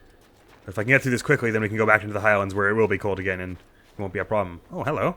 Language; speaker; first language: English; native; English